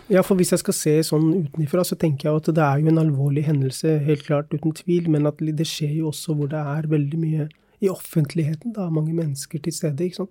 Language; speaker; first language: Norwegian; early bilingual, other home language; Urdu